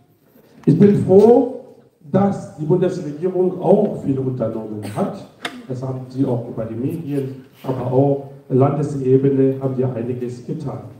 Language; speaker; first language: German; non-native, fluent; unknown